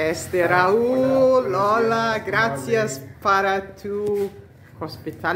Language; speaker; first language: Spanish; non-native, learner; Serbian